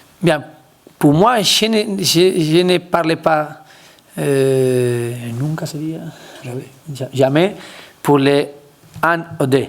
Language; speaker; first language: French; non-native, learner; Spanish